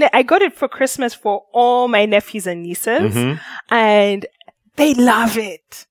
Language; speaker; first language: English; native; English